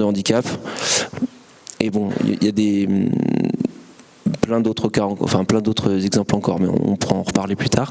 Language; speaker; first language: French; native; French